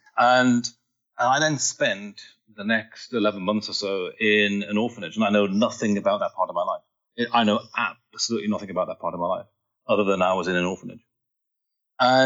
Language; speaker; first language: English; native; English